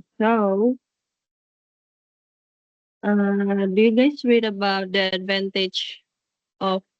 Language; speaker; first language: English; non-native, learner; Indonesian